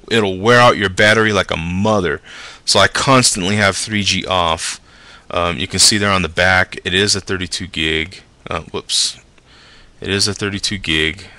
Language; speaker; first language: English; native; English